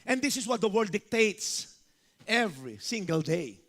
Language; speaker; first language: English; non-native, local second language; Filipino